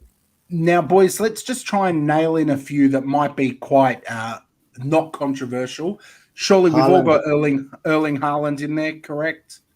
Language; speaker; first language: English; native; English